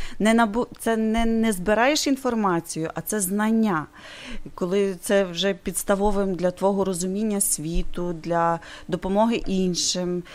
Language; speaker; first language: Ukrainian; native; Ukrainian